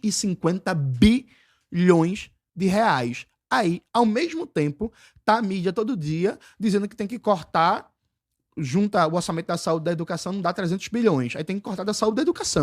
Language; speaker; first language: Portuguese; native; Portuguese